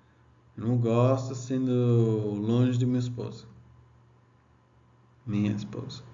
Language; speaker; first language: Portuguese; non-native, learner; English